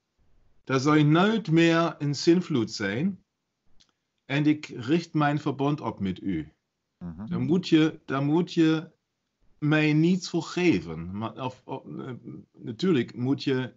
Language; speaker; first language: Dutch; non-native, learner; German